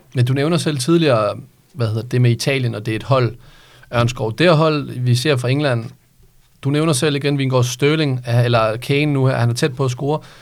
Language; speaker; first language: Danish; native; Danish